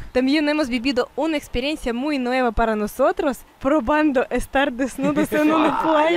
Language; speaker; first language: Spanish; non-native, fluent; Russian